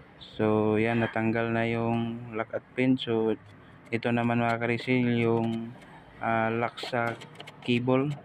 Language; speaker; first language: Filipino; non-native, local second language; Cebuano